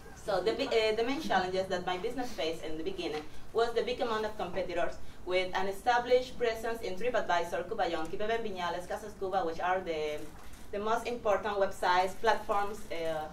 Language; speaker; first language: English; non-native, fluent; Spanish